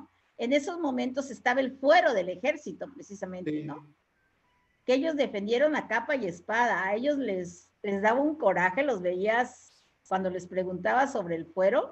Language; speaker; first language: Spanish; native; Spanish